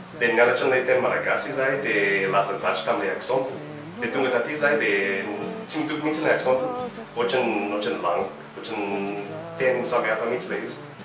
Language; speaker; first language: Malagasy; non-native, fluent; English